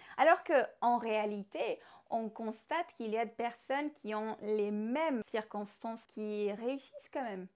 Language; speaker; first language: French; non-native, fluent; Spanish